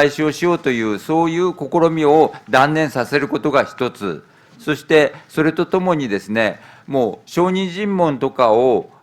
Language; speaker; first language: Japanese; native; Japanese